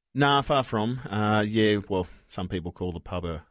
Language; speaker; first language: English; native; English